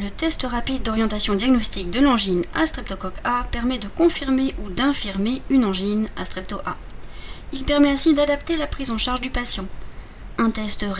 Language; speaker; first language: French; native; French